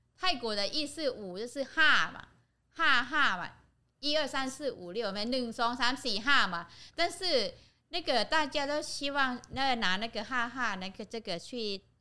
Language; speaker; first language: Chinese; non-native, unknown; Thai